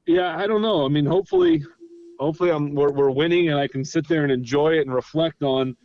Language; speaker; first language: English; native; English